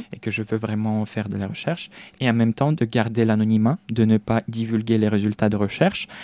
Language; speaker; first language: French; non-native, fluent; Russian